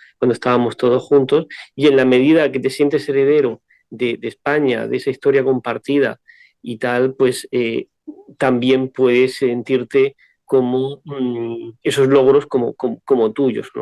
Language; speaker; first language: Spanish; native; Spanish